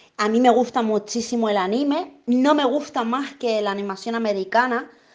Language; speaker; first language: Spanish; native; Spanish